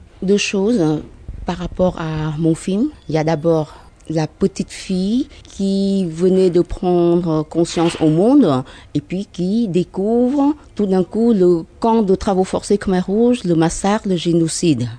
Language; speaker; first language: French; non-native, fluent; Khmer